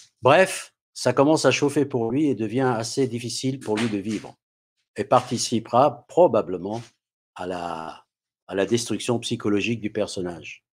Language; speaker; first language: French; non-native, fluent; English